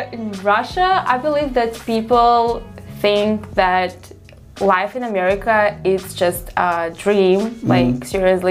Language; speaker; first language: English; non-native, fluent; Russian